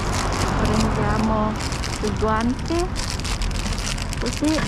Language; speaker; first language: Italian; non-native, learner; Filipino